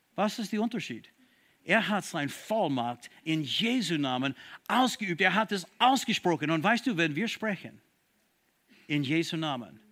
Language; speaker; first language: German; non-native, fluent; English